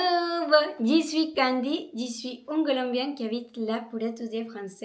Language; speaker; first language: French; non-native, learner; Spanish